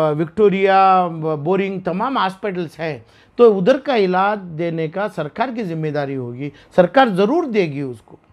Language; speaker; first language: Hindi; non-native, local second language; Urdu